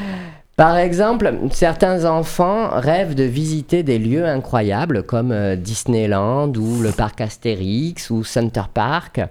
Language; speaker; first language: French; native; French